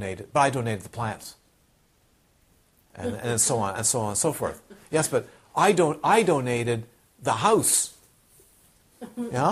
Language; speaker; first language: English; native; English